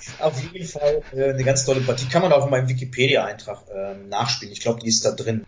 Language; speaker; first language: German; native; German